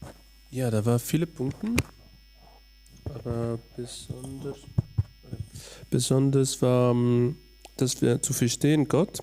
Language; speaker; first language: German; non-native, learner; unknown